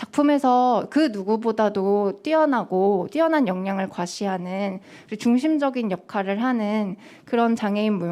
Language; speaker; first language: Korean; native; Korean